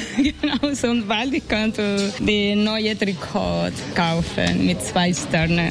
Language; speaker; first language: German; non-native, learner; Spanish